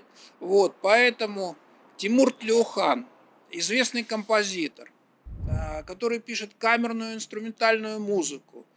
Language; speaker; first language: Russian; native; Russian